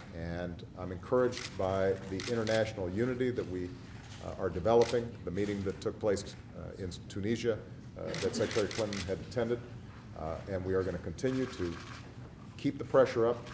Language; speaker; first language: English; native; English